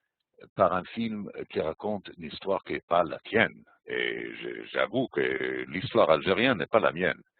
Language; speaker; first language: French; non-native, fluent; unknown